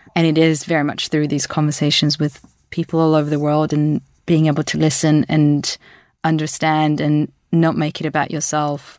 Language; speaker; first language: English; early bilingual, other home language; Russian